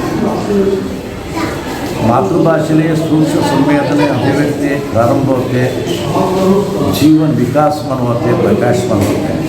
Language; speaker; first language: Hindi; non-native, local second language; Kannada